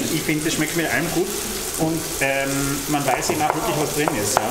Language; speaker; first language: German; native; German